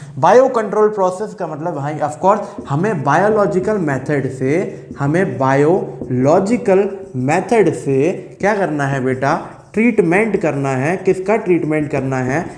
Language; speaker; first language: Hindi; native; Hindi